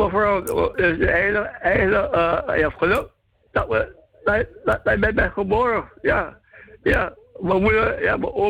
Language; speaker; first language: Dutch; non-native, local second language; Javanese